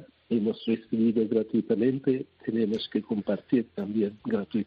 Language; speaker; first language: Spanish; non-native, fluent; Cebuano